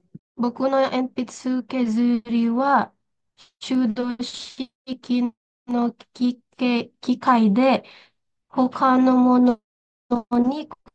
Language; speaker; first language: Japanese; non-native, learner; Indonesian